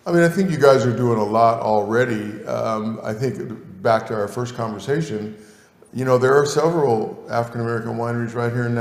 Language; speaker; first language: English; native; English